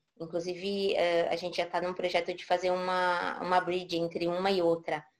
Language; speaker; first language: Portuguese; native; Portuguese